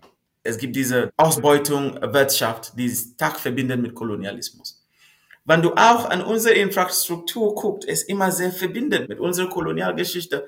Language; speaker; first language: German; non-native, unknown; Northern Sotho